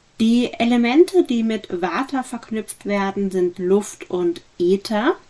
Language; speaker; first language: German; native; German